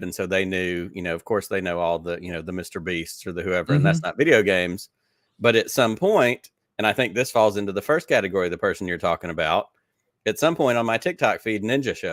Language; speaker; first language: English; native; English